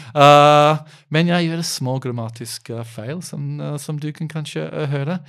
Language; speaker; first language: Norwegian; non-native, fluent; English